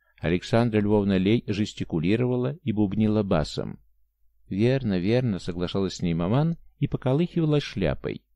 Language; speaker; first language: Russian; native; Russian